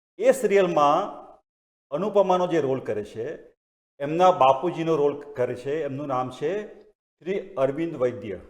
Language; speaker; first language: Gujarati; native; Gujarati